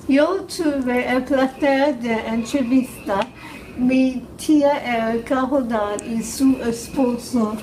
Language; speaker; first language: Spanish; non-native, learner; English